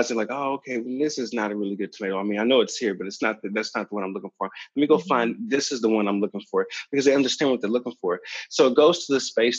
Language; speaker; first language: English; native; English